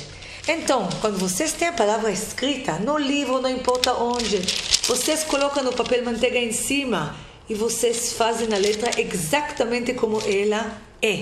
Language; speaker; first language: Portuguese; non-native, fluent; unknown